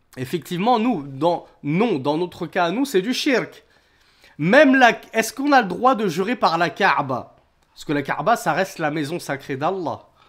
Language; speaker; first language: French; native; French